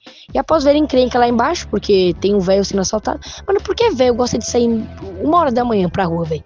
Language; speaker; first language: Portuguese; native; Portuguese